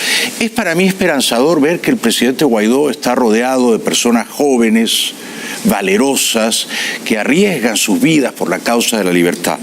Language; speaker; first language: Spanish; native; Spanish